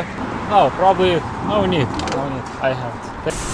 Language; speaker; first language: English; non-native, learner; Lithuanian